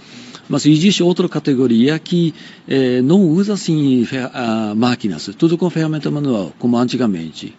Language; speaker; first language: Portuguese; non-native, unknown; Japanese